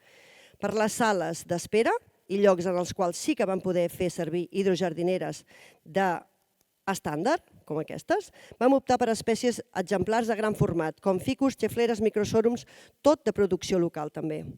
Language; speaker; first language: Catalan; native; Catalan